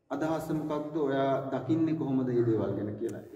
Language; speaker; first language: Sinhala; early bilingual, other home language; Nepali